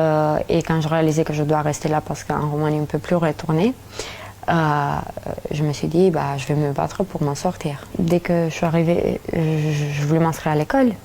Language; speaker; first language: French; early bilingual, other home language; Romanian